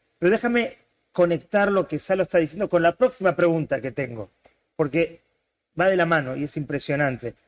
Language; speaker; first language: Spanish; native; Spanish